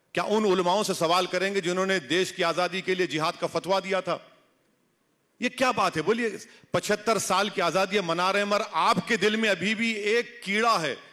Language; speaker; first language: Hindi; non-native, local second language; Urdu